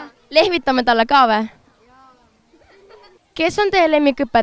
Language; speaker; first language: Estonian; native; Estonian